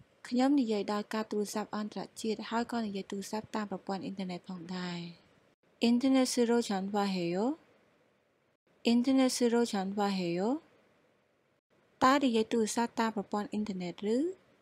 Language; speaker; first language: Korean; non-native, fluent; Khmer